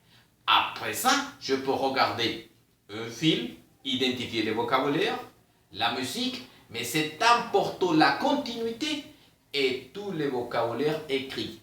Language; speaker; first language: French; non-native, fluent; Spanish